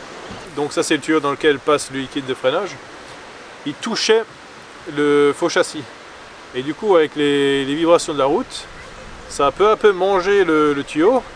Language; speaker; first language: French; native; French